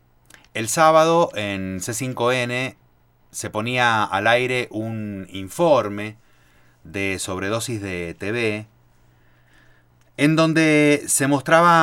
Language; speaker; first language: Spanish; native; Spanish